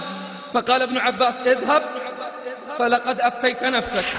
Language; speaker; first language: Arabic; native; Arabic